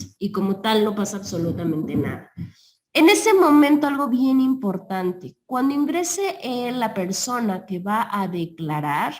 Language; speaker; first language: Spanish; native; Spanish